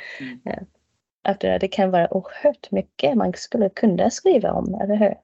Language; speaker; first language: Swedish; non-native, fluent; English